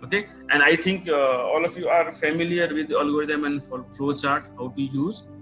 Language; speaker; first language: English; non-native, local second language; Nepali